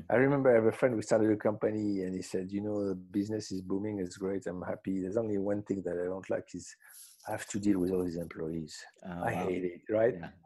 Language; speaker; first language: English; non-native, fluent; French